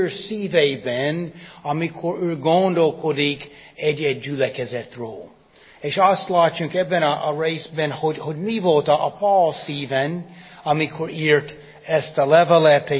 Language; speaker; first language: Hungarian; non-native, fluent; English